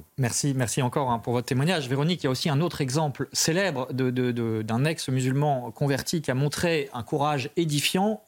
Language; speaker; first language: French; native; French